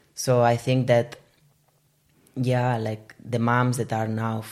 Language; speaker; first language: English; non-native, fluent; Spanish